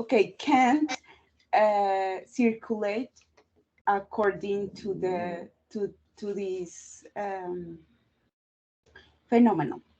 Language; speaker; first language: English; non-native, learner; Spanish